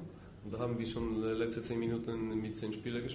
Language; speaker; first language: German; non-native, fluent; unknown